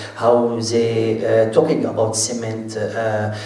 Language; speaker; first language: English; non-native, fluent; Arabic